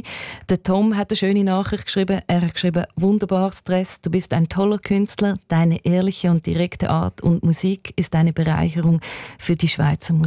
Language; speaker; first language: German; native; German